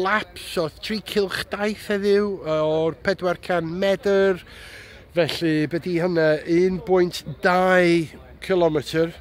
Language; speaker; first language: Welsh; non-native, local second language; English